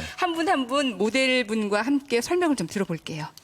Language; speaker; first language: Korean; native; Korean